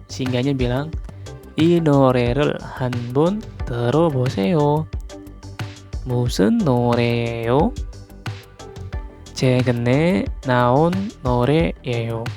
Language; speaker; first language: Korean; non-native, fluent; Indonesian